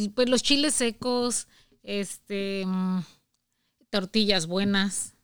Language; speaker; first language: Spanish; native; Spanish